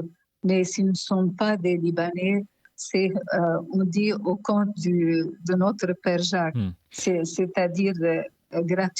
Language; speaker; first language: French; non-native, local second language; Arabic